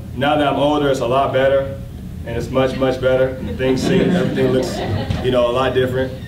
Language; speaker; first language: English; native; English